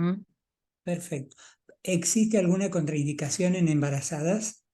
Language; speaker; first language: Spanish; native; Spanish